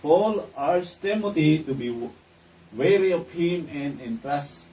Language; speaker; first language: English; non-native, local second language; Filipino